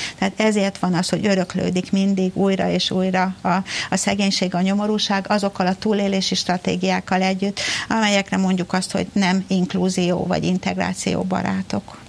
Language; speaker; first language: Hungarian; native; Hungarian